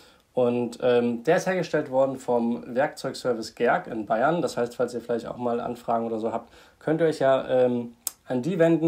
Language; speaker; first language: German; native; German